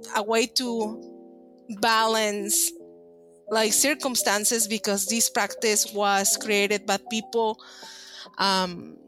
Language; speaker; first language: English; non-native, fluent; Spanish